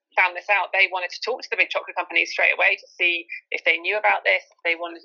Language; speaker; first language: English; native; English